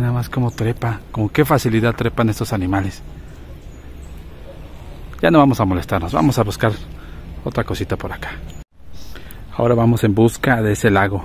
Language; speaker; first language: Spanish; native; Spanish